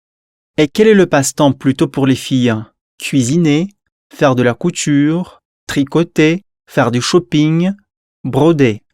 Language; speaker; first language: French; non-native, fluent; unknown